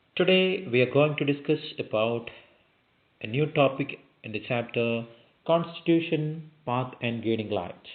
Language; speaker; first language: English; non-native, local second language; Malayalam